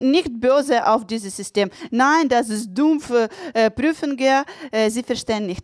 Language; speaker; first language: German; non-native, learner; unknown